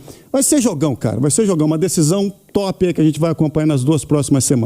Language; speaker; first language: Portuguese; native; Portuguese